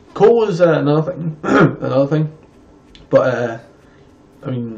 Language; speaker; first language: English; native; English